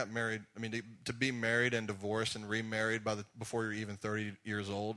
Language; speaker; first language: English; native; English